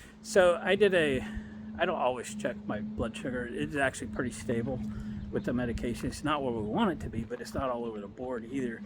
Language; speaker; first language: English; native; English